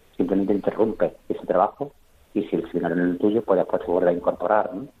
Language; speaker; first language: Spanish; native; Spanish